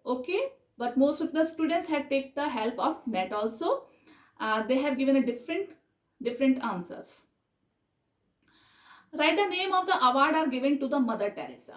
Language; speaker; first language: English; non-native, local second language; Hindi